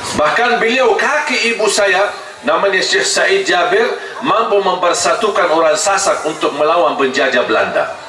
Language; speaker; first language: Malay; non-native, fluent; Arabic